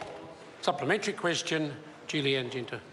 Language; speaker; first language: English; native; English